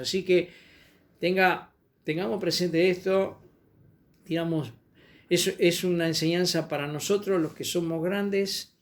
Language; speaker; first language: Spanish; native; Spanish